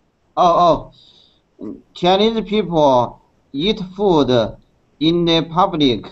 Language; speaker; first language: English; non-native, learner; Chinese